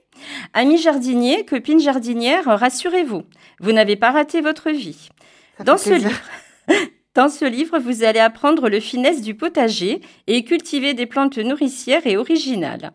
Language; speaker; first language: French; native; French